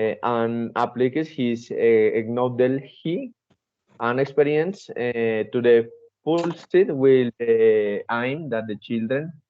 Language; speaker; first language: English; non-native, learner; Spanish